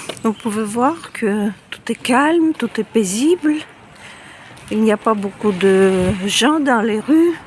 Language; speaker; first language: French; non-native, fluent; Russian